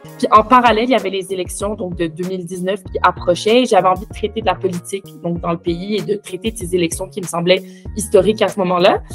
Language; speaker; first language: French; early bilingual, other home language; Arabic